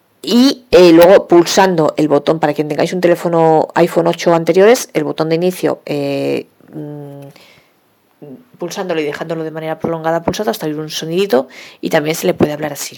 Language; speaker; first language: Spanish; native; Spanish